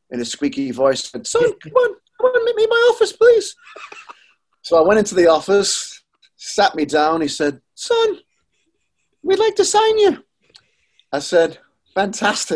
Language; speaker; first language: English; native; English